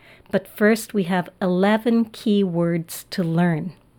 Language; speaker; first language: English; native; English